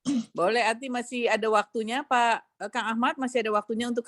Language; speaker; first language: Indonesian; native; Indonesian